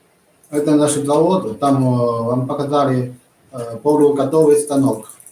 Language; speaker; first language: Russian; non-native, learner; Chinese